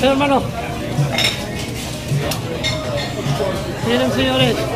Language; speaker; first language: Spanish; native; Spanish